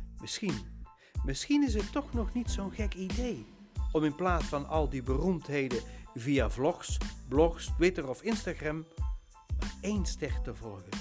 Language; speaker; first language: Dutch; native; Dutch